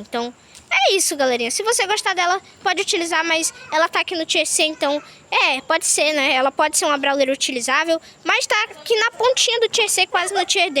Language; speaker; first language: Portuguese; native; Portuguese